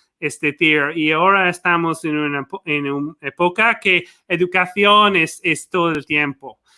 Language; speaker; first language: Spanish; non-native, fluent; English